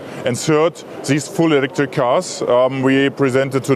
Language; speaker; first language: English; non-native, fluent; German